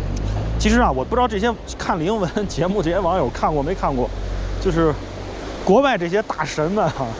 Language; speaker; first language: Chinese; native; Chinese